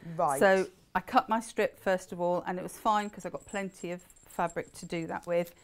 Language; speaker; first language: English; native; English